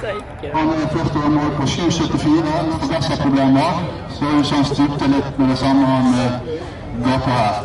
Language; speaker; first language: Norwegian; native; Norwegian